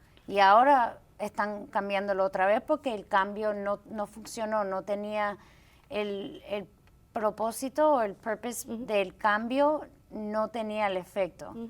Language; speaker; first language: Spanish; early bilingual, heritage; Spanish